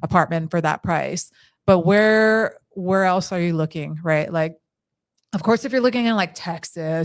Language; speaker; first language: English; native; English